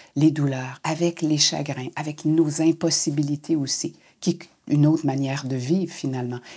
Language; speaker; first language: French; native; French